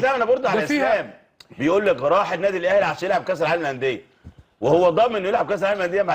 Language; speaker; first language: Arabic; native; Arabic